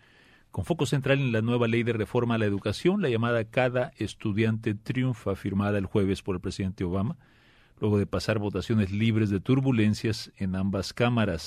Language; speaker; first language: Spanish; native; Spanish